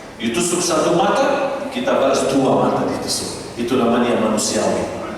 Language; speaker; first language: Indonesian; non-native, fluent; Arabic